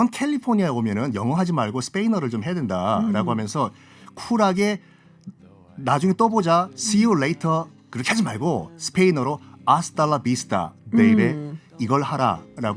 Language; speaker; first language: Korean; native; Korean